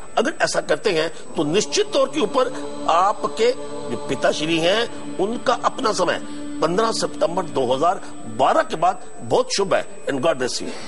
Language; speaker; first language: Hindi; native; Hindi